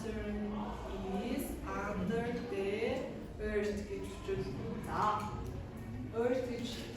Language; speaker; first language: English; non-native, fluent; Mongolian